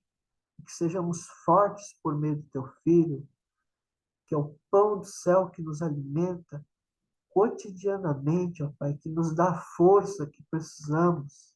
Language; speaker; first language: Portuguese; native; Portuguese